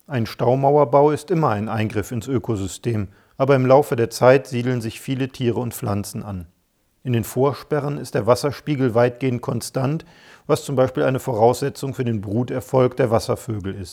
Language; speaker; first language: German; native; German